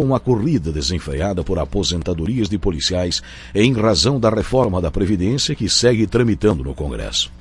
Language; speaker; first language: Portuguese; native; Portuguese